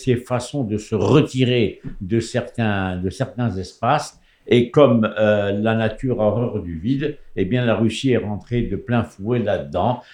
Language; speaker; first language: French; native; French